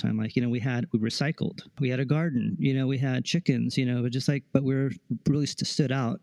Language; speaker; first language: English; early bilingual, other home language; Spanish